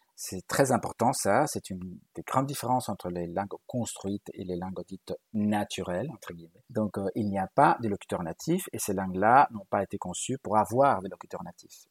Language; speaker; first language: French; non-native, fluent; Galician